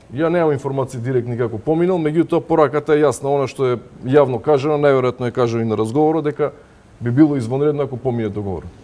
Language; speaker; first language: Macedonian; native; Macedonian